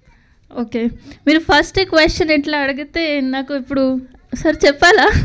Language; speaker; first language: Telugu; non-native, learner; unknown